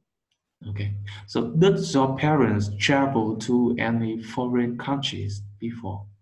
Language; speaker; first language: English; non-native, learner; Vietnamese